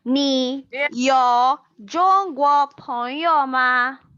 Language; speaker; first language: Chinese; non-native, fluent; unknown